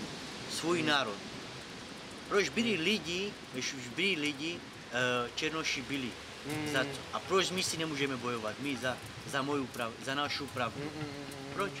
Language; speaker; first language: Czech; non-native, local second language; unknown